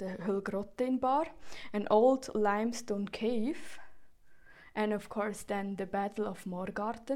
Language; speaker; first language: English; non-native, fluent; Swiss German